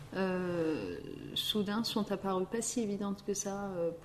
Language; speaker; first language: French; early bilingual, other home language; Riffian